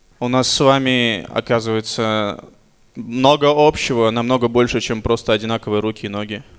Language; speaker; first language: Russian; native; Russian